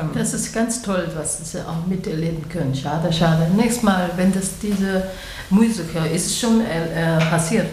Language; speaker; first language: German; non-native, learner; Chinese